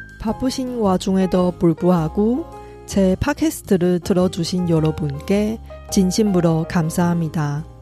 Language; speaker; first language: Korean; non-native, fluent; Chinese